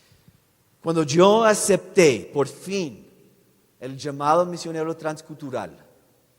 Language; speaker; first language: Spanish; non-native, fluent; English